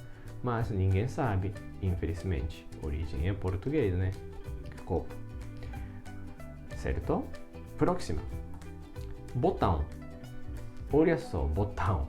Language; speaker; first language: Portuguese; non-native, fluent; Japanese